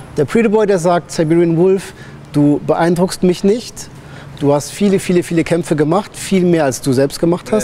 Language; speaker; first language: German; native; German